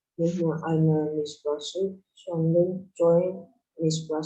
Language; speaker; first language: German; non-native, learner; Indonesian